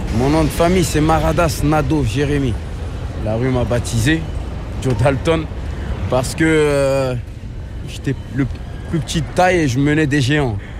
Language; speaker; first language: French; early bilingual, other home language; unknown